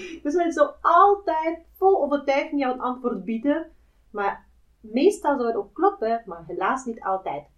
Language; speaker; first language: Dutch; non-native, fluent; German